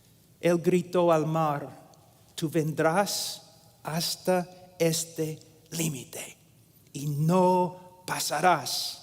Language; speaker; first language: Spanish; non-native, fluent; English